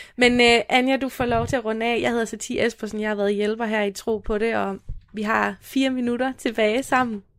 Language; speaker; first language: Danish; native; Danish